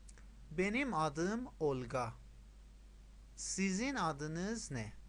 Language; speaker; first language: Turkish; non-native, fluent; Persian